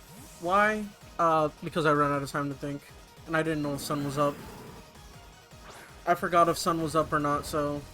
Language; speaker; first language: English; native; English